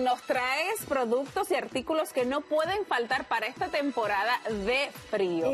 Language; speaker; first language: Spanish; native; Spanish